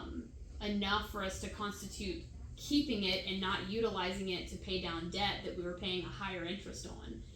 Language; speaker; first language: English; native; English